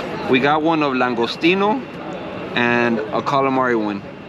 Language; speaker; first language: English; early bilingual, other home language; Spanish